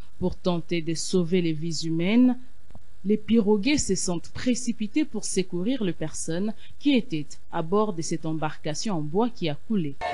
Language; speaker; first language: French; non-native, local second language; Lingala